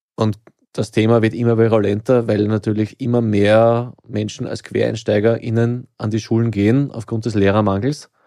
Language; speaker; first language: German; native; German